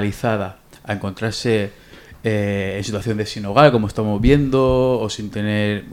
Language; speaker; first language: Spanish; native; Spanish